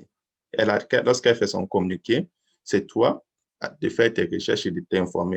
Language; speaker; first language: French; native; French